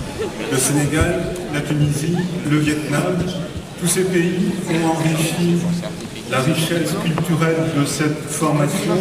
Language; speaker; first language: French; native; French